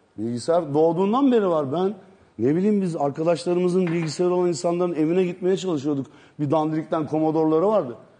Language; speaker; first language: Turkish; native; Turkish